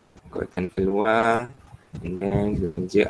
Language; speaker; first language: Malay; native; Malay